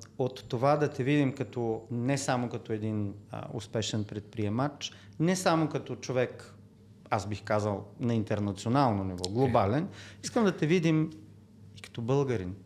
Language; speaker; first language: Bulgarian; native; Bulgarian